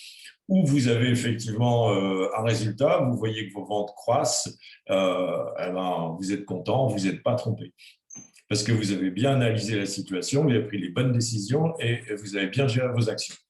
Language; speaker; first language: French; native; French